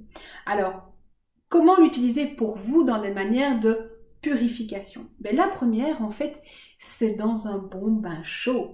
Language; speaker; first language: French; native; French